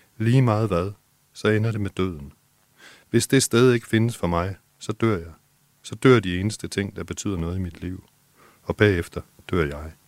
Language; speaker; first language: Danish; native; Danish